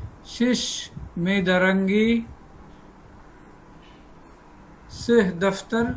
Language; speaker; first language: Persian; non-native, learner; Bangla